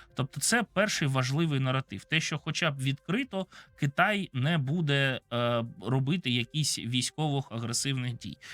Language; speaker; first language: Ukrainian; non-native, local second language; Russian